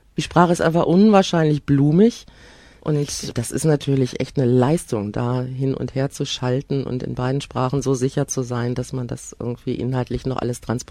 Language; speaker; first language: German; native; German